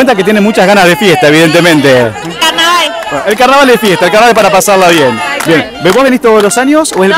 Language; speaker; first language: Spanish; native; Spanish